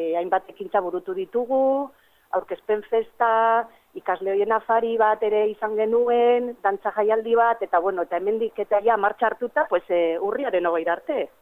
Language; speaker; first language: Basque; non-native, local second language; Spanish